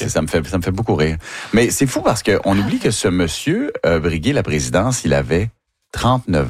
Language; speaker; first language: French; native; French